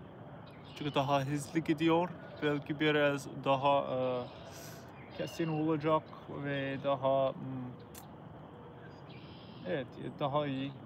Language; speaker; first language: Turkish; non-native, learner; English